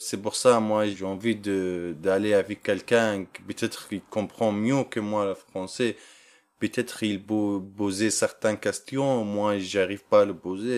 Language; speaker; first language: French; non-native, learner; Arabic